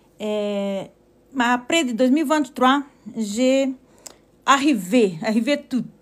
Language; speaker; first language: French; non-native, learner; Portuguese